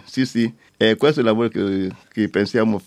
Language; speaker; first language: Italian; non-native, learner; French